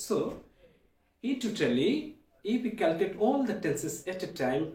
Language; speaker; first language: English; non-native, local second language; Bangla